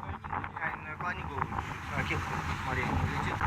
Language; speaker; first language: Russian; native; Russian